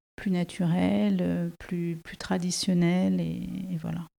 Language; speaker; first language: French; native; French